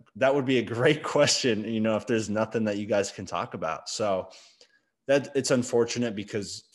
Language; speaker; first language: English; native; English